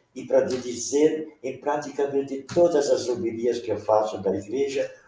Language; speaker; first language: Portuguese; non-native, local second language; Venetian